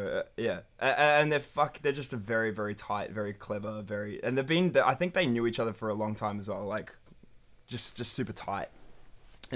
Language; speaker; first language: English; native; English